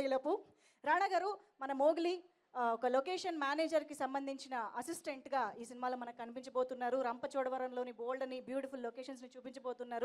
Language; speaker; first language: Telugu; native; Telugu